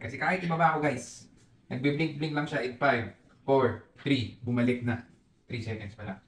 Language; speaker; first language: Filipino; native; Filipino